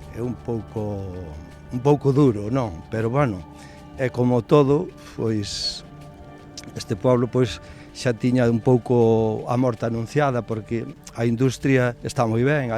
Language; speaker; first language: Galician; native; Galician